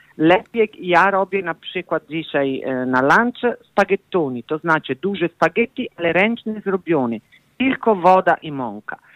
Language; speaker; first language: Polish; non-native, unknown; Italian